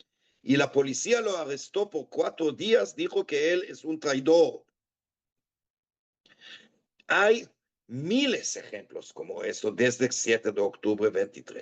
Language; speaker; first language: Spanish; non-native, fluent; Hebrew